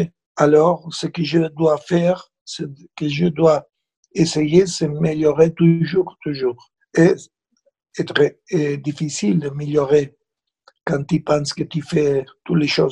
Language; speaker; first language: French; non-native, fluent; Spanish